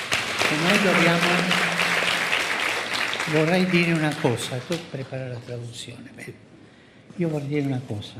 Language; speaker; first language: Italian; non-native, fluent; Spanish